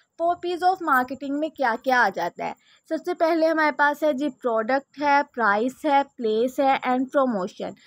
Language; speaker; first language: Urdu; native; Urdu